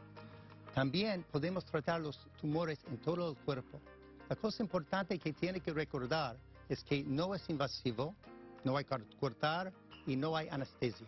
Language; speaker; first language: Spanish; non-native, fluent; English